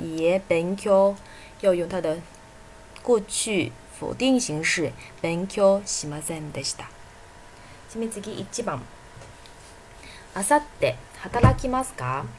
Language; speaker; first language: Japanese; non-native, fluent; Chinese